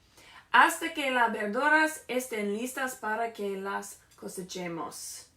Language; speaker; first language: Spanish; non-native, fluent; English